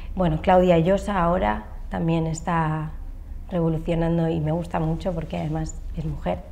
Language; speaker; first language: Spanish; native; Spanish